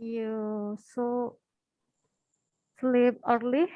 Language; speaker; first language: English; non-native, learner; Indonesian